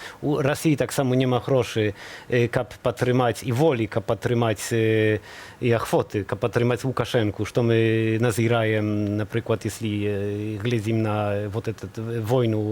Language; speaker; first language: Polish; non-native, learner; Belarusian